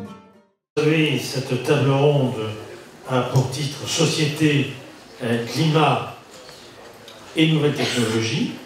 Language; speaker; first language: French; native; French